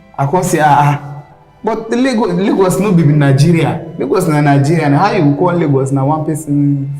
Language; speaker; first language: Nigerian Pidgin; non-native, local second language; Hausa